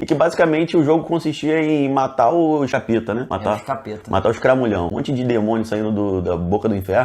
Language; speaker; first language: Portuguese; native; Portuguese